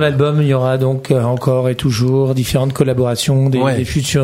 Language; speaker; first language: French; native; French